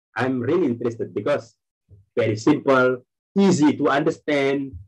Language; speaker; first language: English; non-native, local second language; Malay